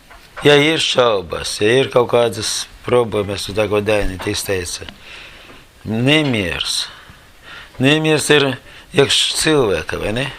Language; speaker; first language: Latvian; non-native, learner; Russian